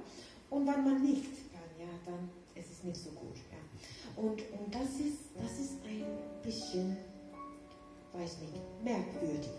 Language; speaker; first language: German; non-native, learner; Danish